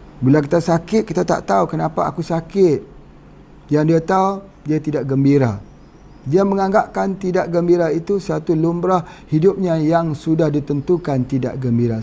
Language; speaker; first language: Malay; native; Malay